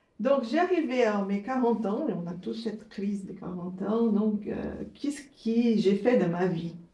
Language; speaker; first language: French; non-native, fluent; Portuguese